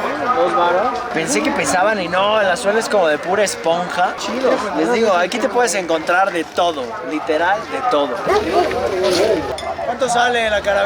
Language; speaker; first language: Spanish; native; Spanish